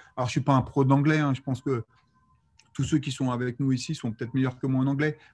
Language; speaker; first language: French; native; French